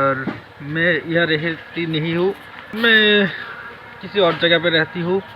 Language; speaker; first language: Hindi; non-native, learner; Bangla